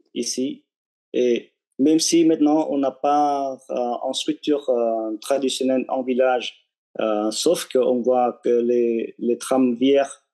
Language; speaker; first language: French; non-native, fluent; Vietnamese